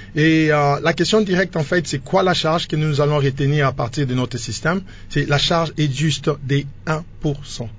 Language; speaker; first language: French; non-native, local second language; Lingala